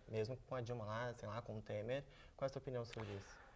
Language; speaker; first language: Portuguese; native; Portuguese